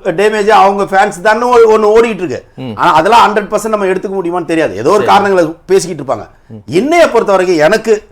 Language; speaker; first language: Tamil; native; Tamil